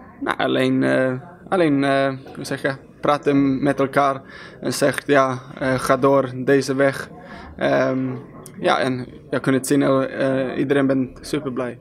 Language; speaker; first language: Dutch; non-native, learner; Swedish